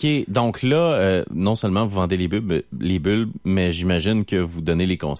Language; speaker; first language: French; native; French